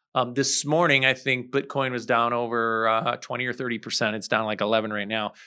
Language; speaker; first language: English; native; English